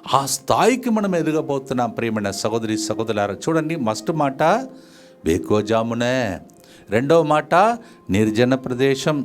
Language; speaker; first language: Telugu; non-native, fluent; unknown